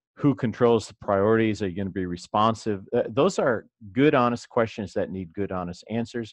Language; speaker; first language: English; native; English